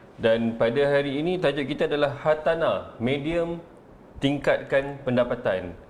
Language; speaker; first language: Malay; native; Malay